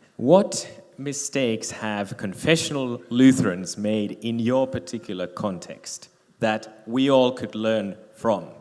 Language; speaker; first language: English; non-native, fluent; Finnish